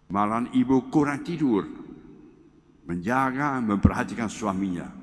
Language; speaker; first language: Malay; non-native, fluent; Dutch